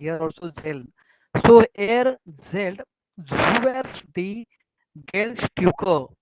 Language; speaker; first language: German; non-native, fluent; Marathi